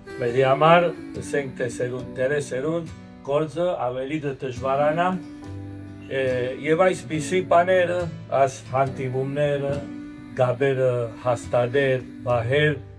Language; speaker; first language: Armenian; early bilingual, heritage; Armenian